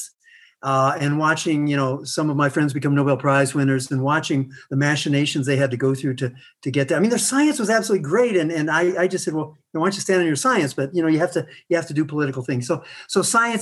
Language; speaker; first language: English; native; English